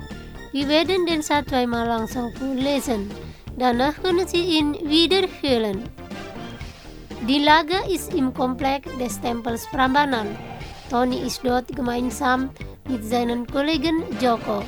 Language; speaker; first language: German; non-native, fluent; Indonesian